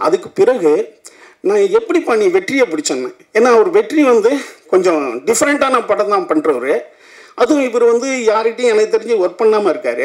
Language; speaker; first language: Tamil; native; Tamil